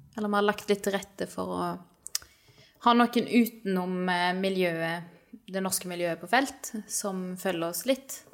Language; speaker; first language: Norwegian; native; Norwegian